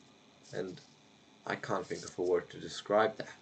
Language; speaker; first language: English; native; English